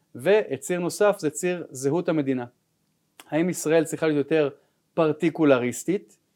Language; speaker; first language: Hebrew; native; Hebrew